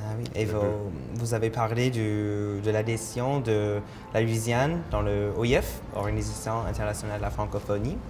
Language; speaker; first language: French; non-native, local second language; English